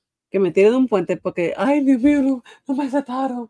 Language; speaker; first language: Spanish; early bilingual, heritage; Spanish